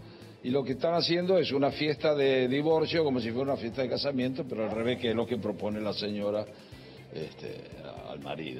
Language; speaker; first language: Spanish; early bilingual, other home language; Italian